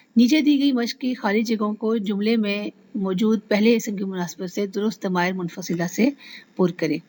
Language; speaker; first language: Urdu; native; Urdu